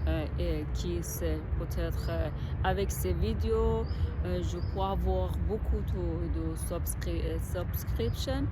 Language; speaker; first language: French; non-native, learner; Persian